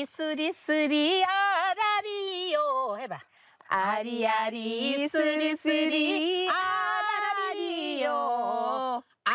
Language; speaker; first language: Korean; native; Korean